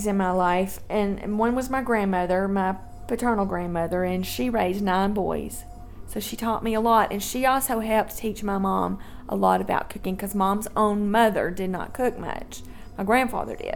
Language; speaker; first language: English; native; English